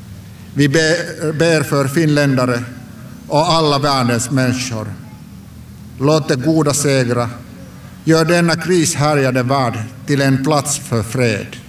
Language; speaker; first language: Swedish; non-native, local second language; Finnish